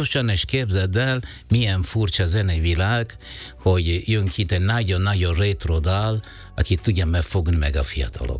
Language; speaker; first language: Hungarian; non-native, fluent; Italian